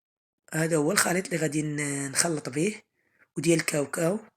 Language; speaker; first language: Arabic; native; Arabic